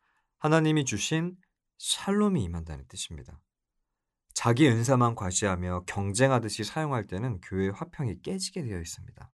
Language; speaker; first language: Korean; native; Korean